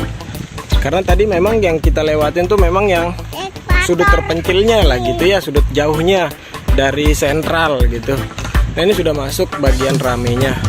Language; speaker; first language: Indonesian; native; Indonesian